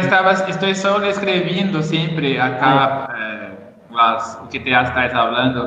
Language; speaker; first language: Spanish; non-native, learner; Portuguese